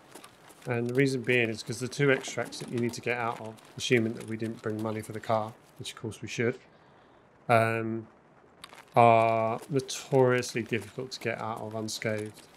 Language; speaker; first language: English; native; English